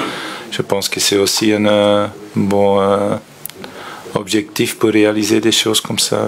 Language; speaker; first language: French; non-native, fluent; Dutch